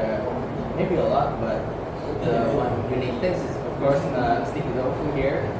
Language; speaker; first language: English; non-native, fluent; Indonesian